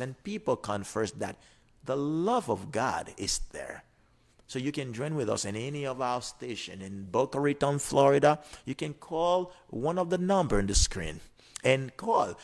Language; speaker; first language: English; non-native, fluent; Haitian Creole